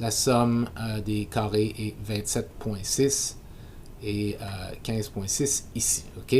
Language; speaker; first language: French; native; French